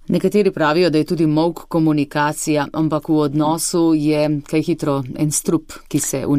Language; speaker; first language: Slovenian; native; Slovenian